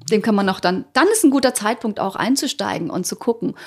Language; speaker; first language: German; early bilingual, other home language; Croatian